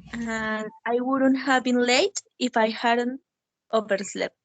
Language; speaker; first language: English; non-native, learner; Spanish